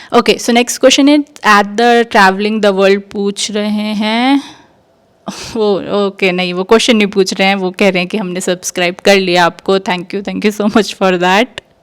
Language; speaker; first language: Hindi; native; Hindi